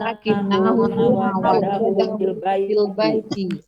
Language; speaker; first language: Arabic; non-native, learner; Indonesian